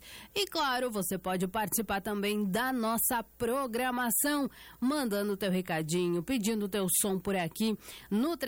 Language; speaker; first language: Portuguese; native; Portuguese